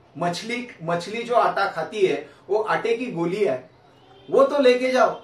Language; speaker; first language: Hindi; non-native, local second language; Marathi